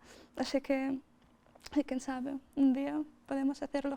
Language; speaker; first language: Spanish; non-native, fluent; Russian